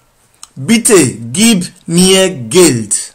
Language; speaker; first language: German; non-native, learner; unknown